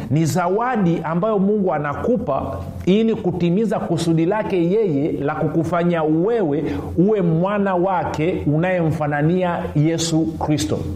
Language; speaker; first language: Swahili; native; Swahili